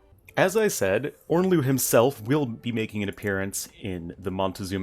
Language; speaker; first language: English; native; English